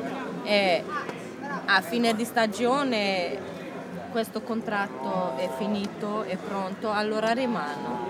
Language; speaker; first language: Italian; non-native, learner; Romanian